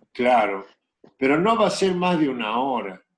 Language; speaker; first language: Spanish; native; Spanish